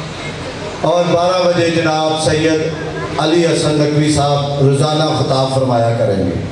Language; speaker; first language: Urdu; non-native, local second language; Punjabi